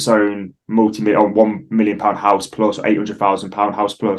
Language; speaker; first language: English; native; English